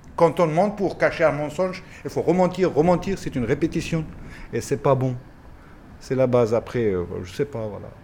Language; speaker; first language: French; non-native, fluent; Pashto